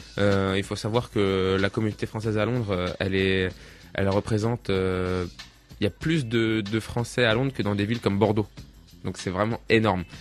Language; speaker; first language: French; native; French